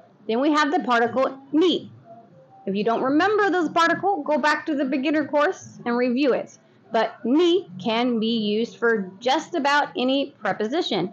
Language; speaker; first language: English; native; English